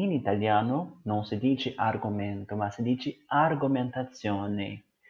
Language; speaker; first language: Italian; non-native, learner; Portuguese